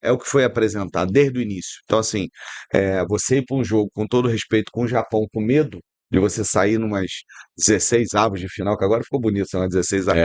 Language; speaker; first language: Portuguese; native; Portuguese